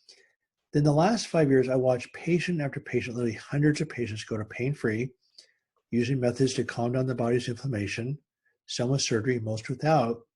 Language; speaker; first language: English; native; English